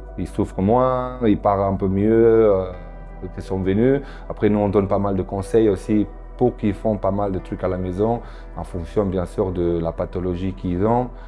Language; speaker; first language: French; non-native, fluent; Romanian